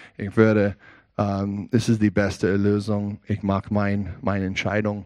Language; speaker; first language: German; non-native, learner; English